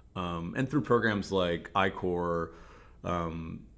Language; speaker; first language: English; native; English